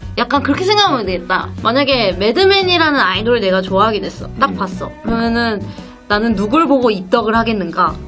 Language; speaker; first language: Korean; native; Korean